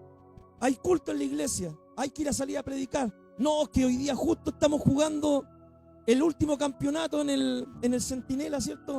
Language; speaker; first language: Spanish; native; Spanish